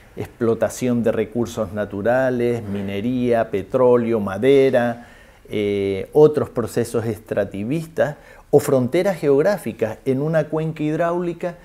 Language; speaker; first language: Spanish; native; Spanish